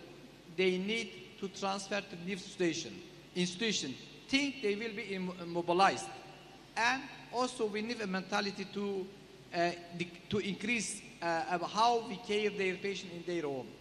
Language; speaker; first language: English; non-native, learner; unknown